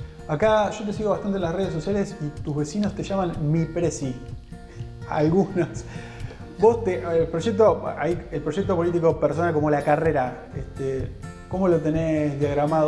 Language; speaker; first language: Spanish; native; Spanish